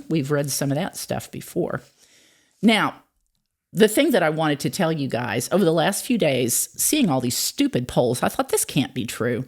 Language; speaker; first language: English; native; English